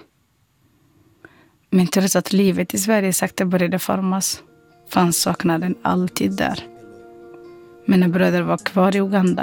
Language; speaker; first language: Swedish; non-native, fluent; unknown